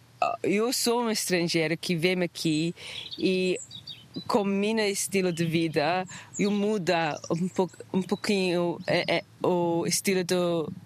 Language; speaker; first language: Portuguese; non-native, learner; English